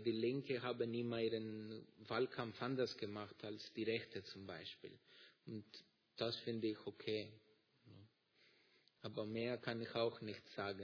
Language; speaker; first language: German; non-native, fluent; Greek